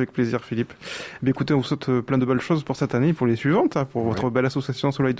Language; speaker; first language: French; native; French